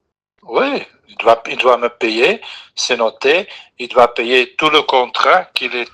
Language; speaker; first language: French; non-native, local second language; Dutch